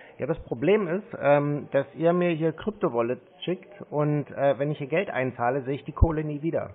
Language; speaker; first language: German; native; German